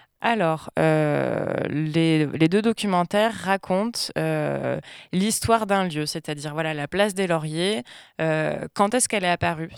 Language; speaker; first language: French; native; French